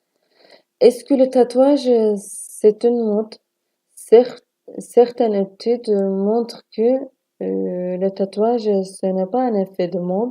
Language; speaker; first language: French; non-native, learner; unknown